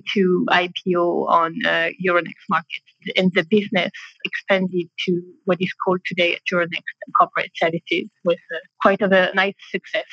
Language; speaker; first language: English; non-native, fluent; French